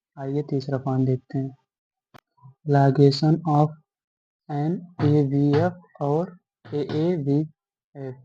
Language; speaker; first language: Hindi; native; Hindi